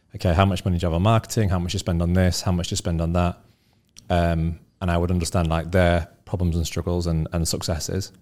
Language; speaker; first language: English; native; English